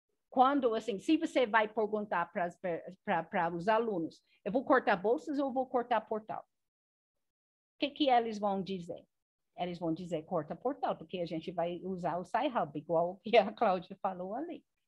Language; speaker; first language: Portuguese; non-native, fluent; English